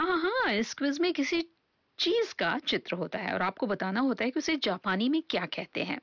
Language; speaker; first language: Hindi; native; Hindi